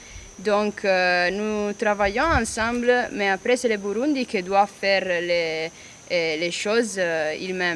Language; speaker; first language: French; non-native, learner; Italian